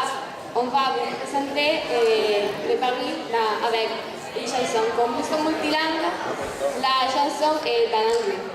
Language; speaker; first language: French; non-native, learner; Spanish